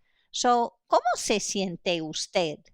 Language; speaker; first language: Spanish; non-native, fluent; English